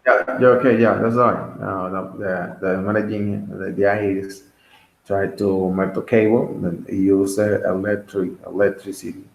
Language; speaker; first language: English; non-native, learner; Spanish